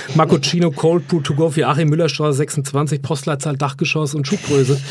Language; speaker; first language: German; native; German